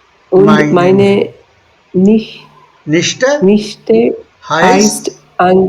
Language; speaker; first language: German; non-native, learner; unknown